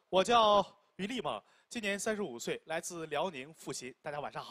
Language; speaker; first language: Chinese; native; Chinese